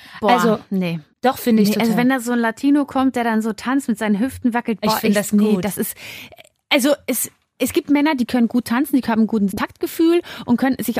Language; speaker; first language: German; native; German